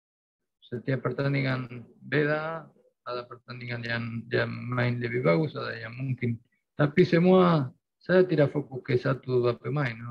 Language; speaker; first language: Indonesian; non-native, fluent; Spanish